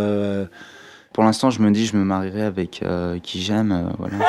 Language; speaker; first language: French; early bilingual, other home language; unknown